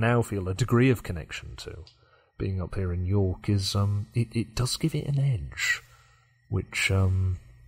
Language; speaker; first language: English; native; English